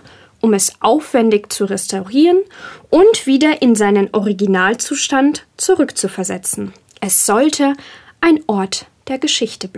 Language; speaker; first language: German; native; German